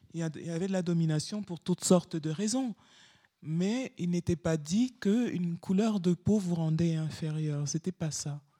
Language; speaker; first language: French; native; French